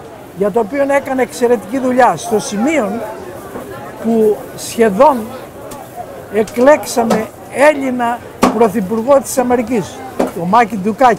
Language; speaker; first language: Greek; native; Greek